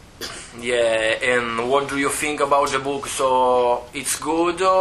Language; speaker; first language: English; non-native, learner; Italian